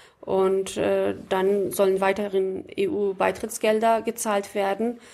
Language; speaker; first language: German; early bilingual, other home language; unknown